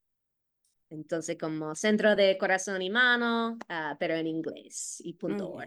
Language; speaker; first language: Spanish; non-native, fluent; English